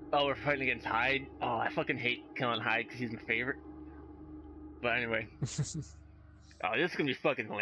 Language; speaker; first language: English; native; English